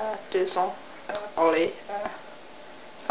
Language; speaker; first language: French; non-native, learner; English